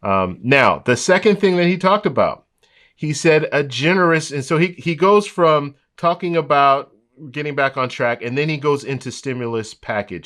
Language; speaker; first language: English; native; English